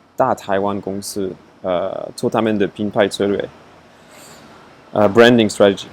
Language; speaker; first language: Chinese; non-native, fluent; French